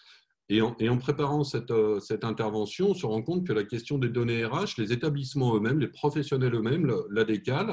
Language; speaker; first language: French; native; French